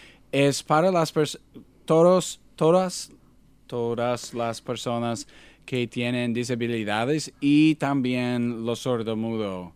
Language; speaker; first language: Spanish; non-native, learner; English